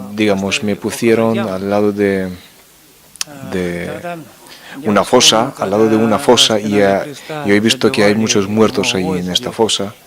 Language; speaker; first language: Spanish; non-native, fluent; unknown